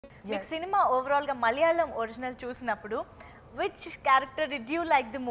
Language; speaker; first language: Telugu; native; Telugu